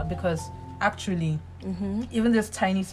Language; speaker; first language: English; non-native, local second language; Igbo